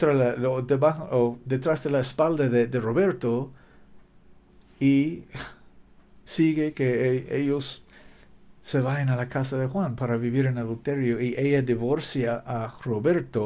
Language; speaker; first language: Spanish; non-native, learner; English